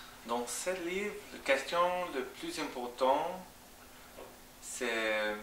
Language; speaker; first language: French; non-native, fluent; English